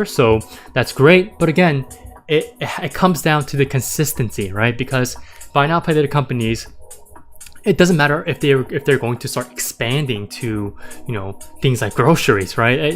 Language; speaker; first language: English; native; English